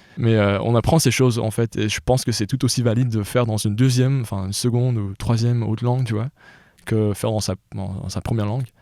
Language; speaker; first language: French; non-native, local second language; English